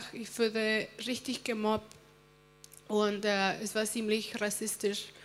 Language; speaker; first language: German; early bilingual, other home language; Spanish